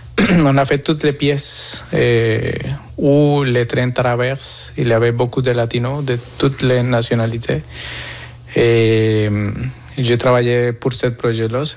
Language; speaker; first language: French; non-native, fluent; Spanish